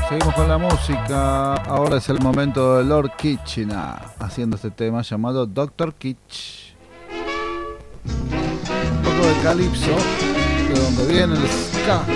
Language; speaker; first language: Spanish; native; Spanish